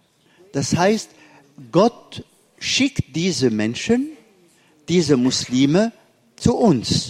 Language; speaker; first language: German; non-native, fluent; Arabic